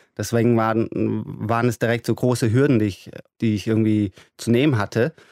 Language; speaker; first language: German; native; German